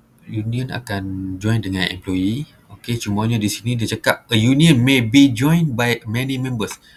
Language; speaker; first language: English; non-native, local second language; Malay